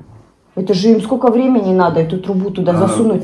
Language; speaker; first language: Russian; native; Russian